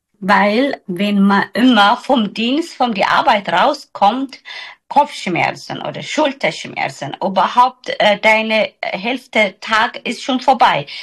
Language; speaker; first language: German; non-native, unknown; Somali